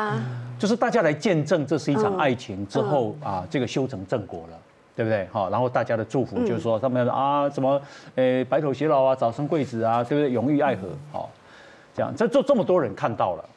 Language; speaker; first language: Chinese; native; Chinese